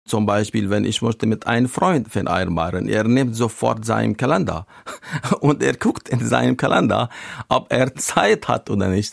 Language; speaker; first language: German; non-native, learner; Arabic